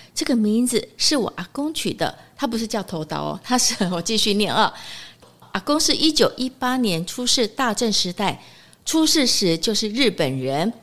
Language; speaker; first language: Chinese; native; Chinese